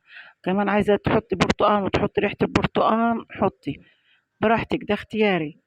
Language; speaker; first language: Arabic; native; Arabic